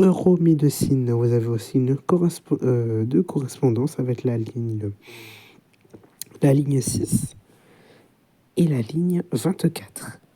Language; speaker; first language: French; native; French